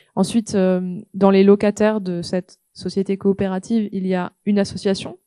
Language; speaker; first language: French; native; French